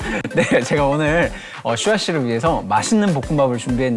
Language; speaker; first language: Korean; native; Korean